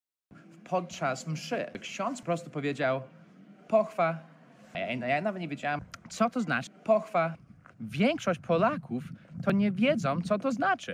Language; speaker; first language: Polish; non-native, fluent; English